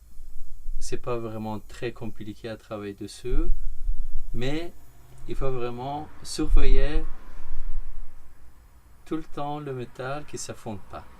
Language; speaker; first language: French; non-native, fluent; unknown